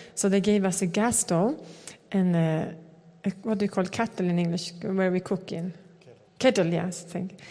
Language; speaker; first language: English; non-native, fluent; Swedish